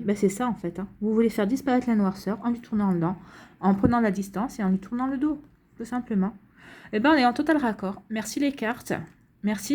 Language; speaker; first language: French; native; French